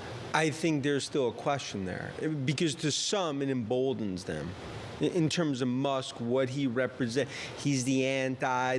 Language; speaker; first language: English; native; English